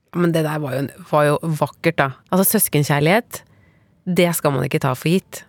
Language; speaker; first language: Norwegian; native; Norwegian